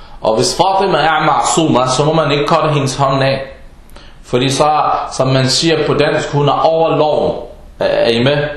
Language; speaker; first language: Danish; non-native, fluent; Arabic